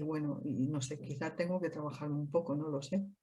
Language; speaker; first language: Spanish; native; Spanish